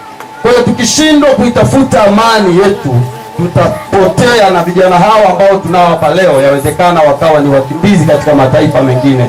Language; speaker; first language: Swahili; native; Swahili